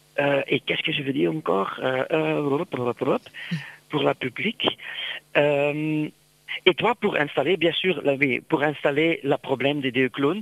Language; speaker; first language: French; non-native, local second language; Dutch